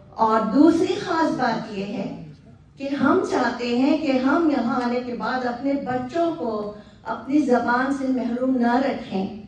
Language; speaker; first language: Urdu; native; Urdu